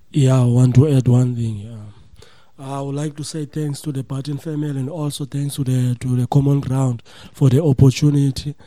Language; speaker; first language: English; non-native, local second language; Xhosa